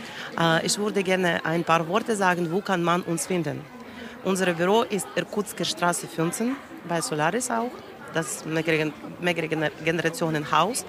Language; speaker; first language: German; non-native, learner; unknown